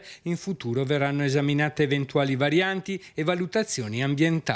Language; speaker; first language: Italian; native; Italian